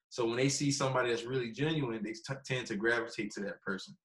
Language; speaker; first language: English; native; English